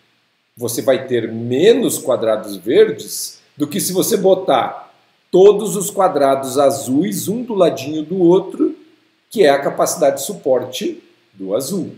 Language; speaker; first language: Portuguese; native; Portuguese